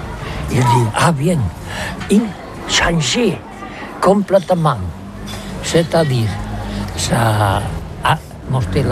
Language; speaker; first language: French; non-native, learner; Catalan